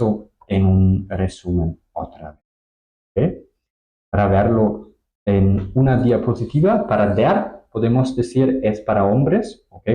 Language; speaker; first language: Spanish; non-native, fluent; German